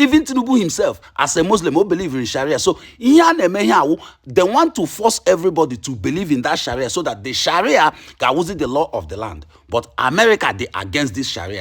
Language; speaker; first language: Nigerian Pidgin; non-native, local second language; Igbo